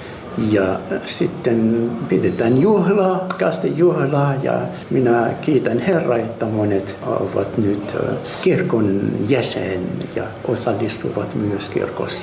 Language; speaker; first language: Finnish; non-native, learner; Arabic